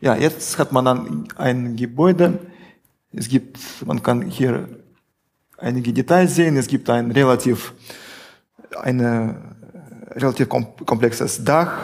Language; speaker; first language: German; non-native, fluent; Russian